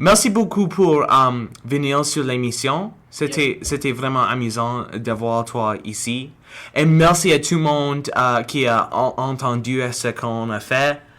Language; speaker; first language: French; non-native, learner; English